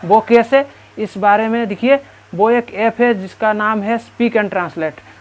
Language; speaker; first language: Hindi; non-native, local second language; Bangla